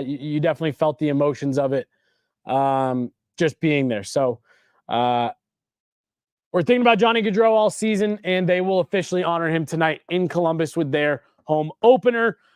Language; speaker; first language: English; native; English